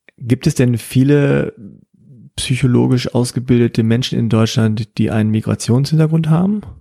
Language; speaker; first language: German; early bilingual, heritage; German